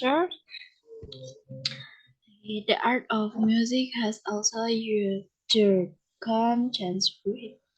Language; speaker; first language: English; non-native, learner; Indonesian